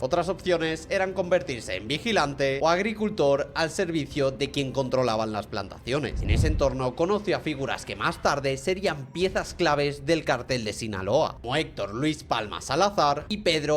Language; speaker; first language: Spanish; native; Spanish